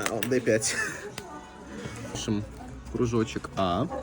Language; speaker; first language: Russian; native; Russian